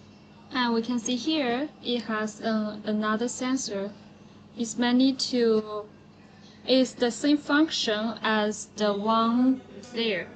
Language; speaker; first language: English; non-native, learner; Chinese